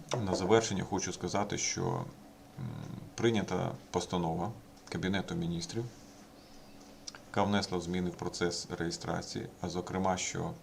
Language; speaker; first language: Ukrainian; native; Ukrainian